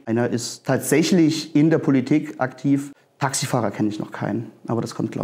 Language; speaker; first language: German; native; German